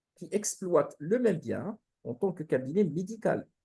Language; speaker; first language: French; non-native, local second language; Arabic